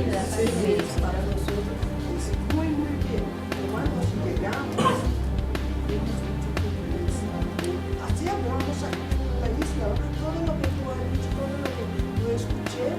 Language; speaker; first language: Spanish; non-native, learner; Papiamento